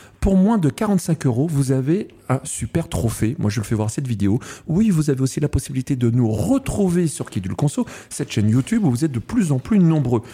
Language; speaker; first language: French; native; French